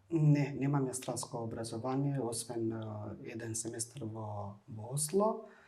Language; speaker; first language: Macedonian; non-native, local second language; Albanian